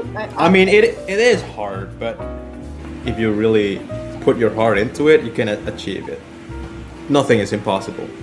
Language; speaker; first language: English; non-native, fluent; Indonesian